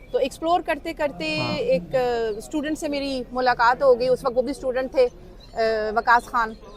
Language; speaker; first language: Urdu; native; Urdu